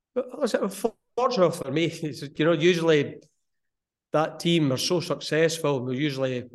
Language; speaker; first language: English; native; English